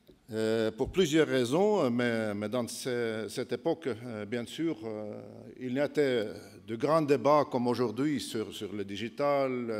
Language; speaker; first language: French; non-native, fluent; Estonian